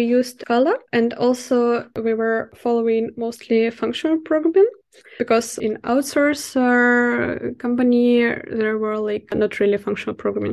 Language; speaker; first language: English; non-native, fluent; Russian